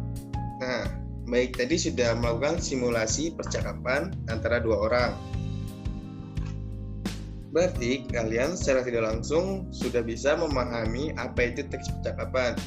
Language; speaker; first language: Indonesian; native; Indonesian